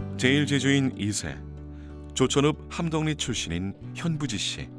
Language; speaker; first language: Korean; native; Korean